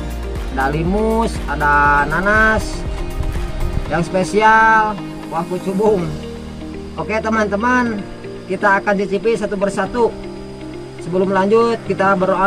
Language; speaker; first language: Indonesian; non-native, local second language; Sundanese